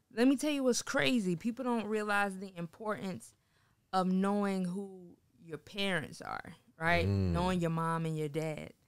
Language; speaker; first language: English; native; English